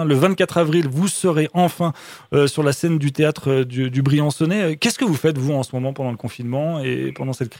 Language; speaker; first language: French; native; French